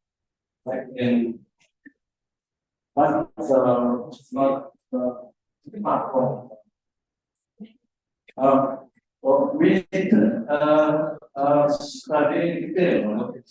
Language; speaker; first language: English; non-native, learner; Indonesian